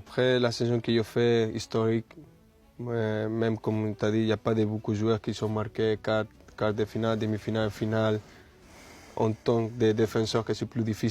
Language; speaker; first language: French; non-native, fluent; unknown